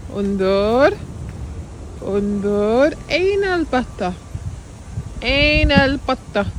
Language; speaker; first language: Arabic; non-native, learner; English